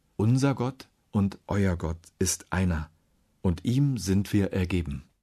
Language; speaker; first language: German; native; German